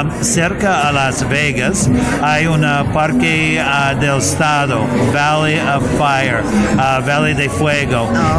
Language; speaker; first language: Spanish; non-native, learner; English